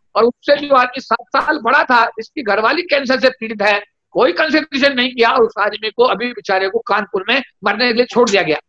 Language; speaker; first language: Hindi; native; Hindi